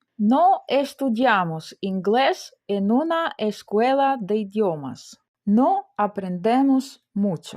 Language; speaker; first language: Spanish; non-native, fluent; Ukrainian